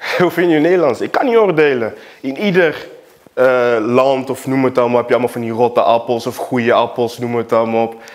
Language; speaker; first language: Dutch; early bilingual, other home language; Portuguese